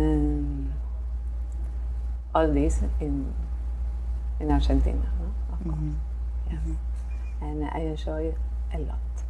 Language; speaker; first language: English; non-native, learner; Spanish